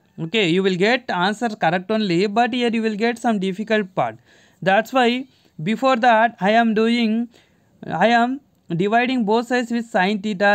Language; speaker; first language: English; non-native, local second language; Telugu